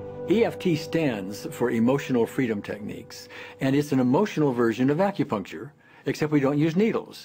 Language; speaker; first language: English; native; English